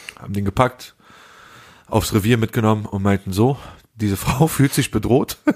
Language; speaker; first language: German; early bilingual, other home language; Turkish